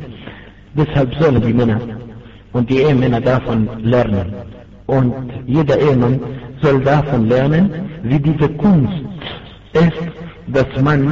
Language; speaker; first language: German; non-native, fluent; Arabic